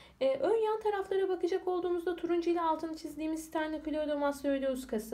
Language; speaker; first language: Turkish; native; Turkish